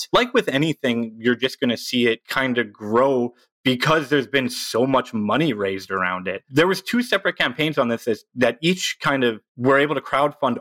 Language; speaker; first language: English; native; English